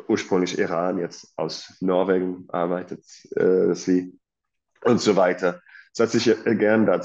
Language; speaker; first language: German; non-native, fluent; Swedish